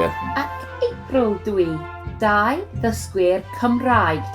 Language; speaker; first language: Welsh; non-native, learner; English